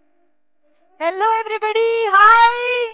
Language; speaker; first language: Telugu; native; Telugu